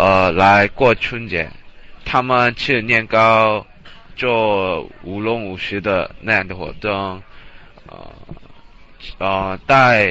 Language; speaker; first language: Chinese; non-native, learner; English